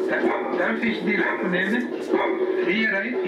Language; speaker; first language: German; non-native, learner; Kinyarwanda